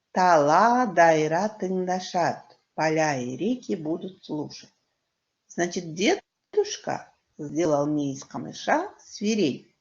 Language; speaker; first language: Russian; non-native, local second language; Kyrgyz